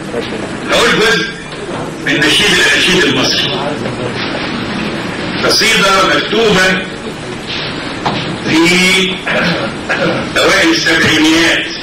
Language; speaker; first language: Arabic; native; Arabic